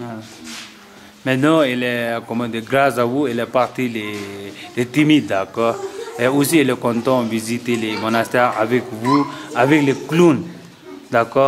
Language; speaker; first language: French; non-native, learner; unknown